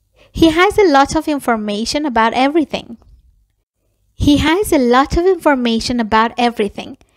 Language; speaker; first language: English; non-native, fluent; Persian